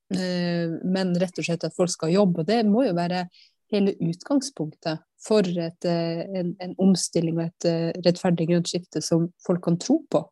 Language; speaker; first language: Norwegian; native; Norwegian